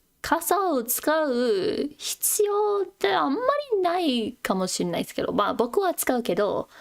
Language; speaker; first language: Japanese; non-native, fluent; English